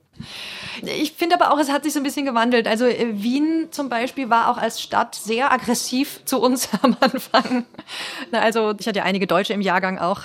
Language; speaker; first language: German; native; German